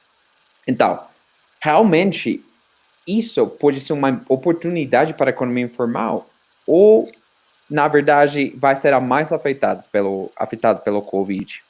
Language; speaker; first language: Portuguese; non-native, fluent; Spanish